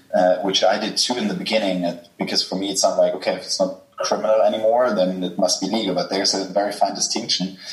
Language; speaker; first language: English; non-native, fluent; German